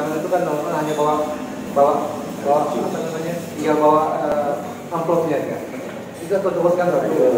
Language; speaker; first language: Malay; non-native, local second language; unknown